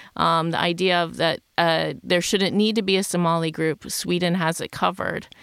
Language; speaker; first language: English; native; English